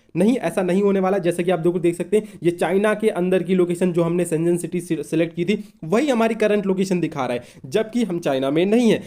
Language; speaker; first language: Hindi; native; Hindi